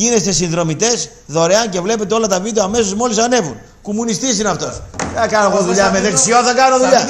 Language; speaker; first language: Greek; native; Greek